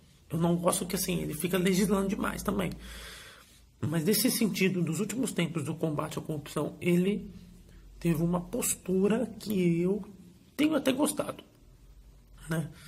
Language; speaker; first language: Portuguese; native; Portuguese